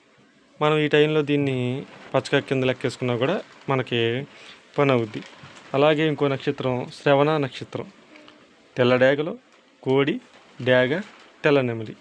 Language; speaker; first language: Telugu; native; Telugu